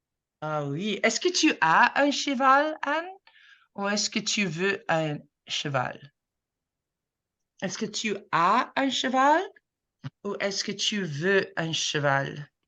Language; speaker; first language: French; non-native, fluent; English